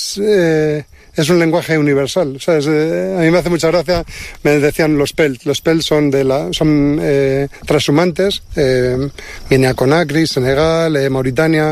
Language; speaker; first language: Spanish; native; Spanish